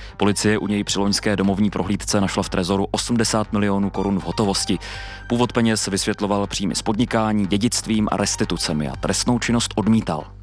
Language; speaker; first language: Czech; native; Czech